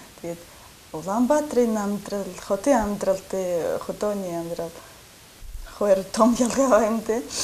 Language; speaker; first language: Mongolian; non-native, learner; Russian